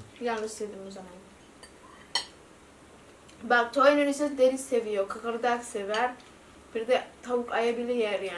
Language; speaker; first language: Turkish; non-native, learner; Indonesian